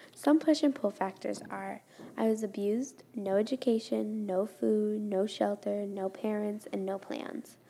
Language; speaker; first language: English; non-native, fluent; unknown